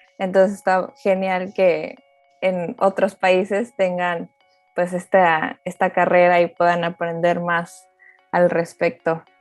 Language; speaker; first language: Spanish; native; Spanish